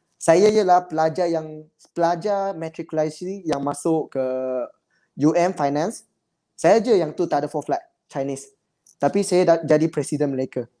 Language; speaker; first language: Malay; non-native, local second language; Chinese